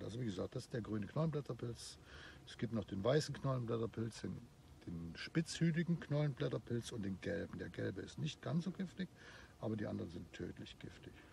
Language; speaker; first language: German; native; German